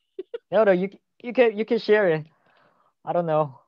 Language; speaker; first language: English; non-native, learner; Korean